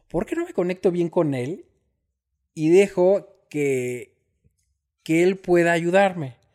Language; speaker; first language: Spanish; native; Spanish